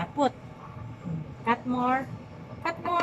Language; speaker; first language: English; non-native, learner; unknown